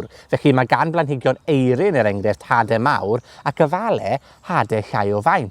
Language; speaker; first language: Welsh; native; Welsh